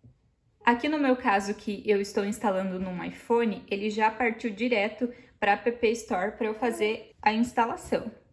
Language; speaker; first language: Portuguese; native; Portuguese